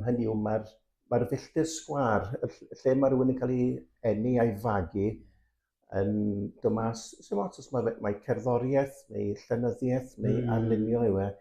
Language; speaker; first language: Welsh; native; Welsh